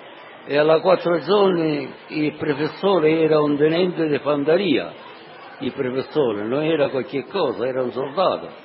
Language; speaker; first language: Italian; non-native, learner; Sicilian